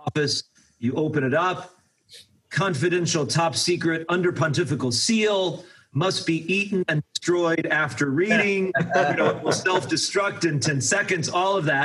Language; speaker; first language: English; native; English